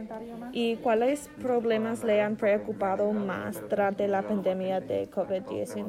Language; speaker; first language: Spanish; non-native, learner; English